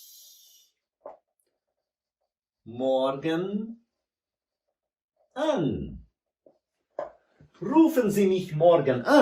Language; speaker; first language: German; non-native, fluent; Portuguese